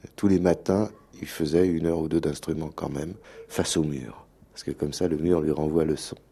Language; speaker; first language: French; native; French